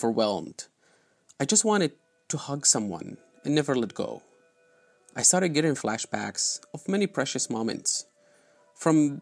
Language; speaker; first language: English; non-native, fluent; Arabic